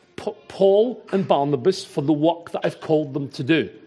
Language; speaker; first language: English; native; English